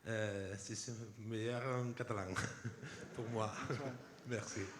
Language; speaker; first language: French; non-native, learner; Catalan